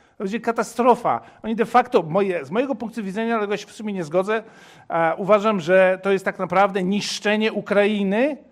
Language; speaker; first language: Polish; early bilingual, heritage; Polish